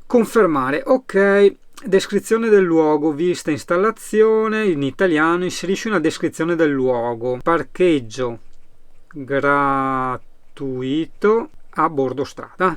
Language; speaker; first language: Italian; native; Italian